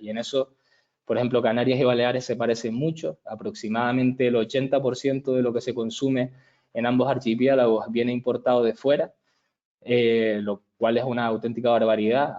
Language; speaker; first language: Spanish; native; Spanish